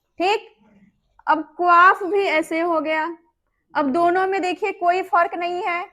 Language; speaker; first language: Hindi; native; Hindi